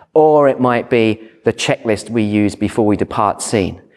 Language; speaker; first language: English; native; English